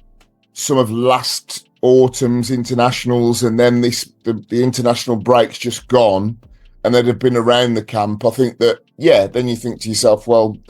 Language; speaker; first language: English; native; English